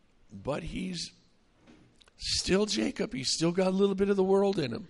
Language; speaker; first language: English; native; English